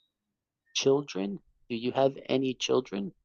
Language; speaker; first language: English; non-native, fluent; Spanish